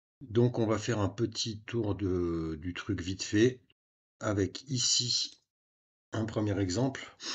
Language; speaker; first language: French; native; French